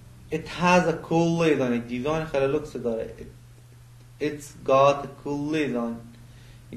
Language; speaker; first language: English; non-native, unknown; Persian